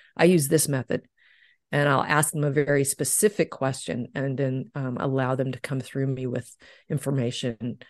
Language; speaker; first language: English; native; English